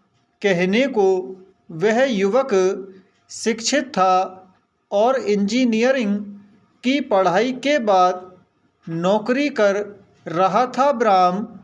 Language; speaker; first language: Hindi; native; Hindi